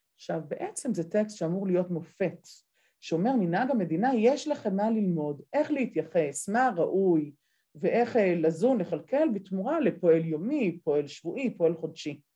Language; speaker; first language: Hebrew; native; Hebrew